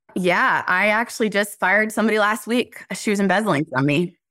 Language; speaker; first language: English; native; English